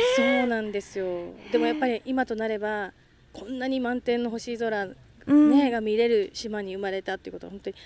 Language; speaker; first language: Japanese; native; Japanese